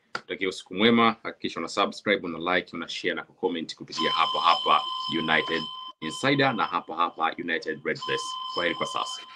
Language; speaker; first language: Swahili; native; Swahili